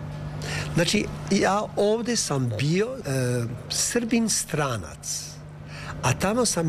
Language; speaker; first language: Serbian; early bilingual, heritage; Serbian